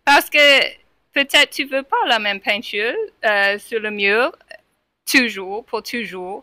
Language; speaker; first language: French; non-native, fluent; English